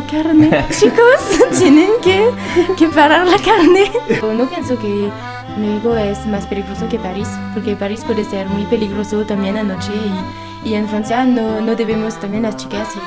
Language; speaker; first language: Spanish; non-native, learner; French